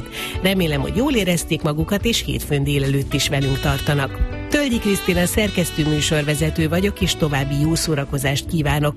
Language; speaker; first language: Hungarian; native; Hungarian